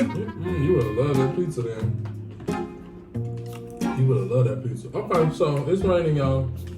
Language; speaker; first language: English; native; English